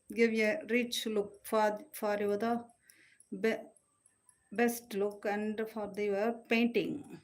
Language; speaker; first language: English; non-native, local second language; Tamil